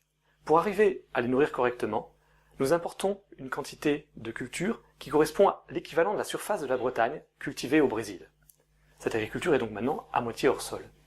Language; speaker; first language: French; native; French